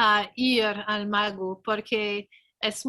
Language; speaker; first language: Spanish; non-native, learner; English